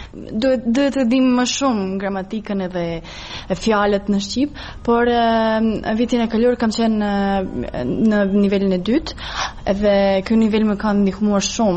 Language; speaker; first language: Albanian; non-native, fluent; Serbian